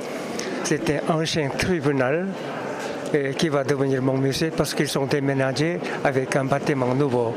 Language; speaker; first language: French; non-native, fluent; Korean